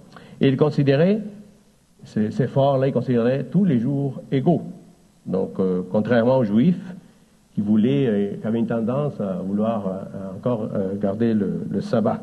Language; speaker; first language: French; native; French